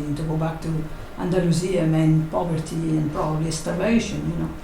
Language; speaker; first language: English; non-native, fluent; Catalan